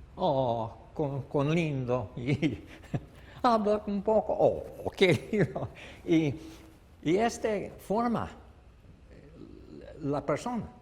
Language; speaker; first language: Spanish; non-native, learner; English